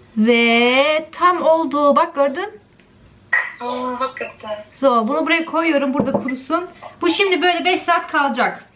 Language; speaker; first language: Turkish; early bilingual, heritage; Turkish